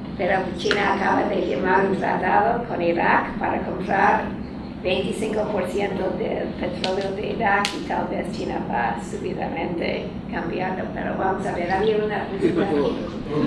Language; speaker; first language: Spanish; non-native, fluent; English